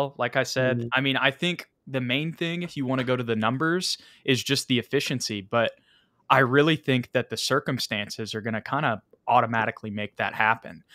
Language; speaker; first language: English; native; English